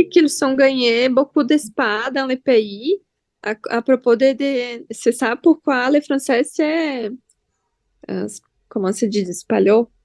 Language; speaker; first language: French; non-native, learner; Portuguese